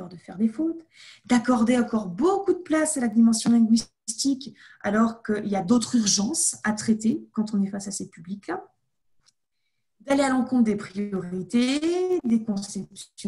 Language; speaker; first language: French; native; French